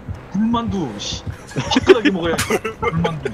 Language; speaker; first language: Korean; native; Korean